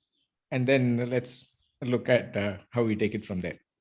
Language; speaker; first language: English; non-native, local second language; Tamil